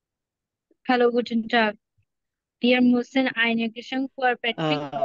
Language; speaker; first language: German; non-native, learner; Bangla